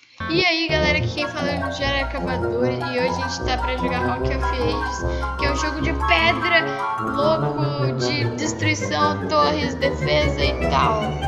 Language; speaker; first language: Portuguese; native; Portuguese